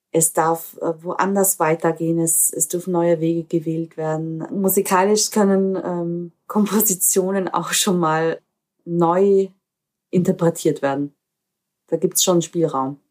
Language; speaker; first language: German; native; German